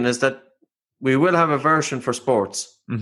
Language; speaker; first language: English; native; English